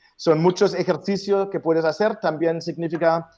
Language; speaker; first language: Spanish; non-native, fluent; German